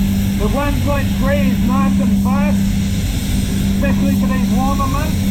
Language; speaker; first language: English; native; English